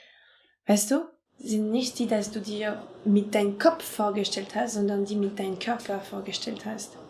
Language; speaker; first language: German; non-native, fluent; French